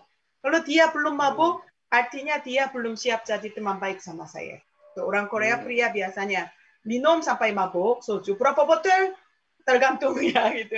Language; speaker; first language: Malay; non-native, fluent; Korean